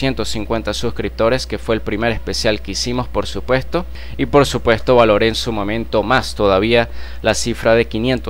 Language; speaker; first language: Spanish; native; Spanish